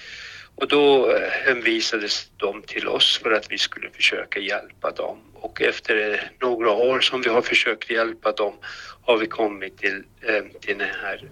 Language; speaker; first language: Swedish; non-native, fluent; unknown